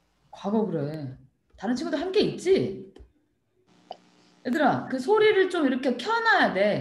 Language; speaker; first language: Korean; native; Korean